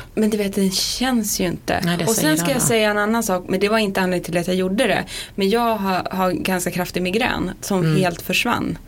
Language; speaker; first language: Swedish; native; Swedish